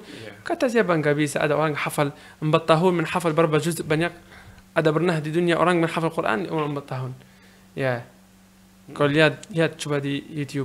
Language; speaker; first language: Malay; non-native, learner; Arabic